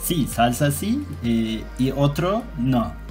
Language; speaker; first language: Spanish; non-native, learner; Turkish